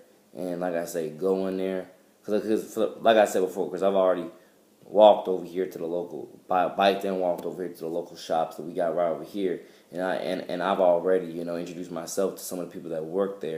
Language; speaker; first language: English; native; English